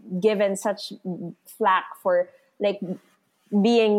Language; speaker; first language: English; non-native, local second language; Filipino